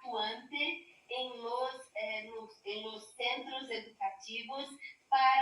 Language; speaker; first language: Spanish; non-native, learner; Portuguese